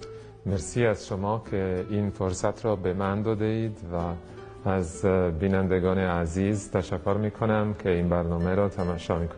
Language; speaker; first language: Persian; non-native, fluent; Italian